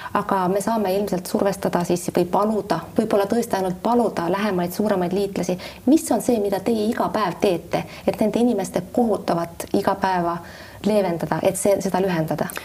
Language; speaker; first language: Estonian; native; Estonian